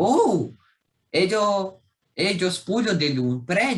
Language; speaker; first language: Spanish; non-native, learner; Portuguese